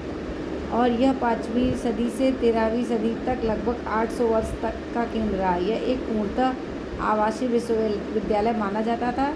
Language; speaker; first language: Hindi; native; Hindi